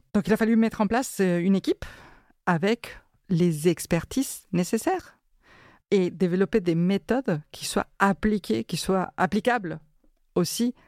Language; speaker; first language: French; non-native, fluent; Spanish